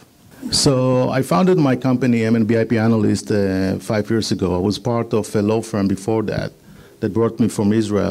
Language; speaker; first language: English; non-native, fluent; Hebrew